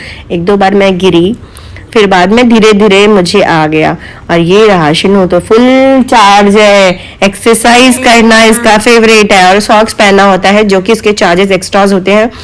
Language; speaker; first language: Hindi; native; Hindi